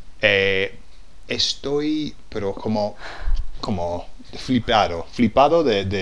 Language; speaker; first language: Spanish; non-native, fluent; English